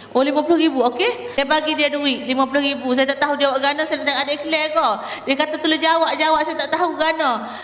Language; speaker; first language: Malay; native; Malay